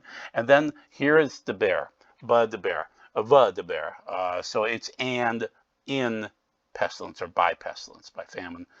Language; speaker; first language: English; native; English